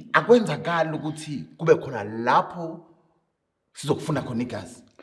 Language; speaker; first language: Zulu; native; Zulu